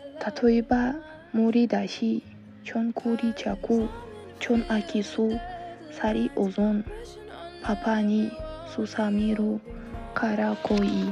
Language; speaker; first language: Japanese; non-native, learner; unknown